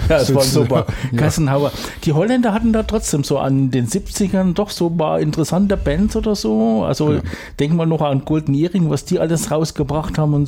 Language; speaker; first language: German; native; German